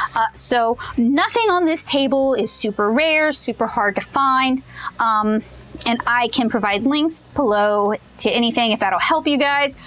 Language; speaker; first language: English; native; English